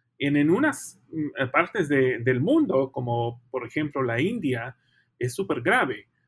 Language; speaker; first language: Spanish; early bilingual, heritage; Spanish